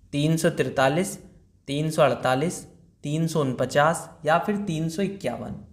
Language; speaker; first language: Hindi; native; Hindi